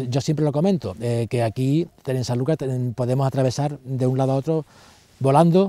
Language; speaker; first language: Spanish; native; Spanish